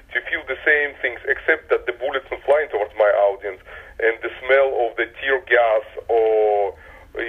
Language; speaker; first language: English; non-native, fluent; Russian